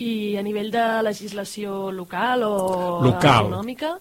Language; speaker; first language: Catalan; native; Catalan